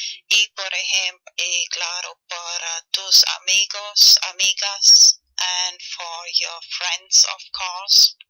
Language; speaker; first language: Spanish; non-native, fluent; German